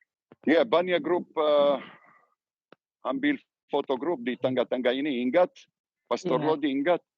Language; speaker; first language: Indonesian; non-native, learner; Hebrew